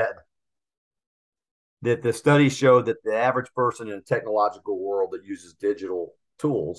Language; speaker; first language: English; native; English